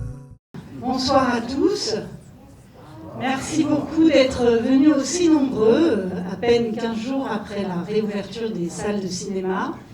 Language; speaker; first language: French; native; French